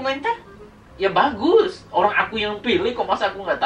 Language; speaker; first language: Indonesian; native; Indonesian